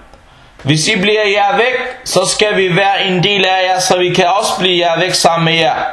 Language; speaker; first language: Danish; non-native, fluent; Arabic